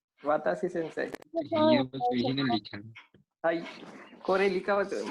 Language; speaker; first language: Japanese; non-native, learner; Hindi